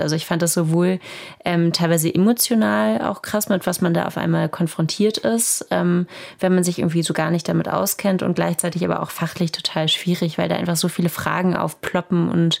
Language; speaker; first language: German; native; German